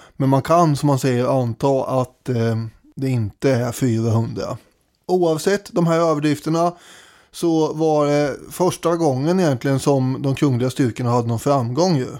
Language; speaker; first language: Swedish; native; Swedish